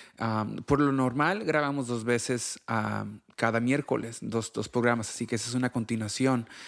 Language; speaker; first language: Spanish; early bilingual, heritage; Spanish